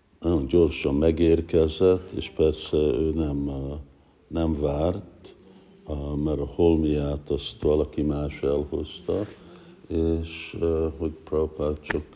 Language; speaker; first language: Hungarian; early bilingual, heritage; Hungarian